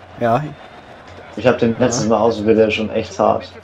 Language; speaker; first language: German; native; German